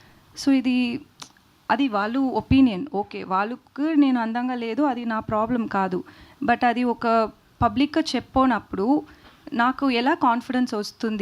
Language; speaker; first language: Telugu; non-native, learner; Tamil